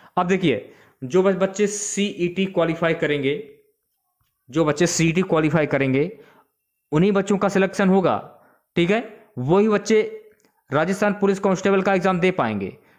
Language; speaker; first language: Hindi; native; Hindi